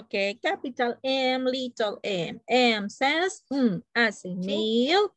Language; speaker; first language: English; non-native, learner; Spanish